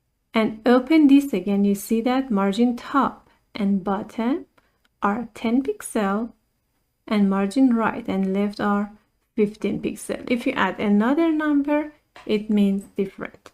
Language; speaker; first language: English; non-native, fluent; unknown